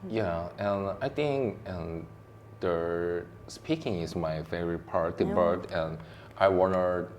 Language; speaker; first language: English; non-native, learner; Korean